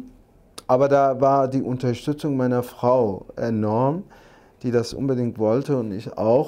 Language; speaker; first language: German; non-native, fluent; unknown